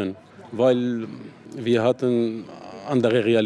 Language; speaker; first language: German; non-native, learner; Arabic